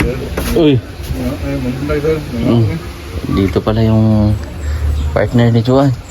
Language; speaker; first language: Filipino; native; Filipino